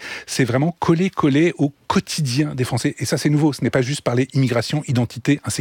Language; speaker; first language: French; native; French